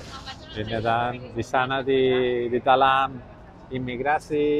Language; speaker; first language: Indonesian; non-native, learner; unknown